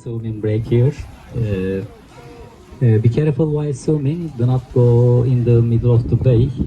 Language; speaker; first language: English; non-native, learner; Turkish